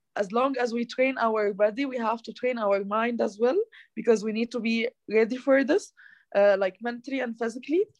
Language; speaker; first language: English; non-native, fluent; Arabic